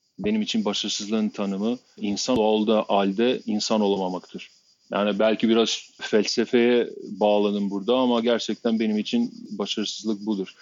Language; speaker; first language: Turkish; non-native, fluent; Albanian